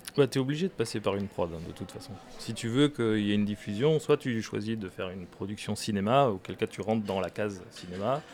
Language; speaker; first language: French; native; French